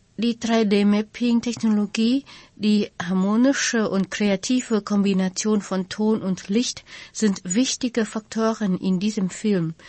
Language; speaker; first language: German; non-native, fluent; Vietnamese